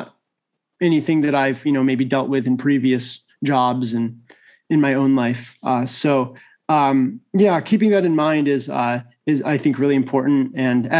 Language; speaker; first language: English; native; English